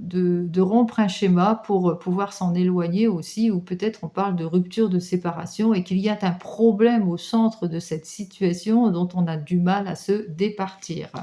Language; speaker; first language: French; native; French